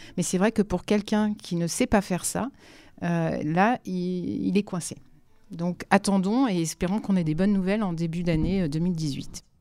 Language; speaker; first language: French; native; French